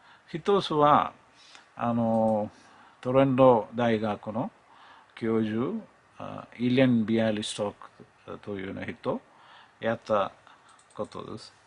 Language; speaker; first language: Japanese; non-native, learner; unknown